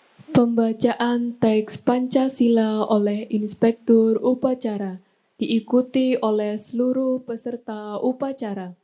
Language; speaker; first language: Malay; non-native, local second language; Balinese